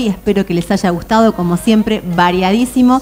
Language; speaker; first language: Spanish; native; Spanish